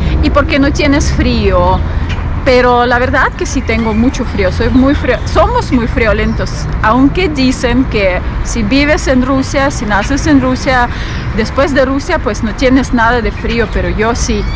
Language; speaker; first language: Spanish; non-native, fluent; Russian